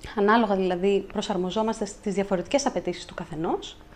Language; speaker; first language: Greek; native; Greek